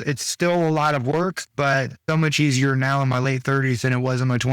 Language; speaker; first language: English; native; English